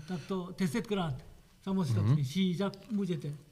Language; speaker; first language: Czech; non-native, learner; Korean